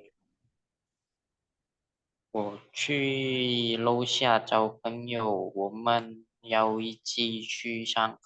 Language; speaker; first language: Chinese; non-native, learner; Indonesian